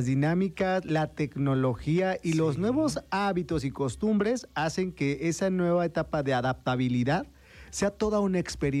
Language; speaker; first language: Spanish; native; Spanish